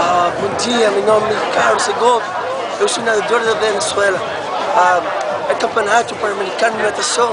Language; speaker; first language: Portuguese; non-native, learner; Spanish